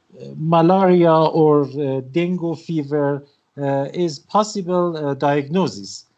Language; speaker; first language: English; non-native, learner; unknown